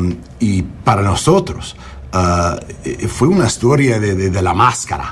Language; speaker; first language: Spanish; non-native, learner; English